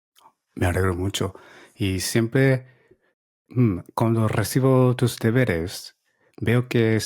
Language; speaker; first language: Spanish; non-native, fluent; Japanese